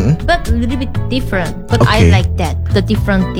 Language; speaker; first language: English; non-native, learner; Korean